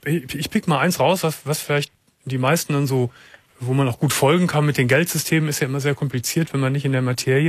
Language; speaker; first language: German; native; German